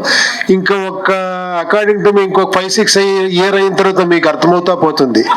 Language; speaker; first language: Telugu; non-native, local second language; Kannada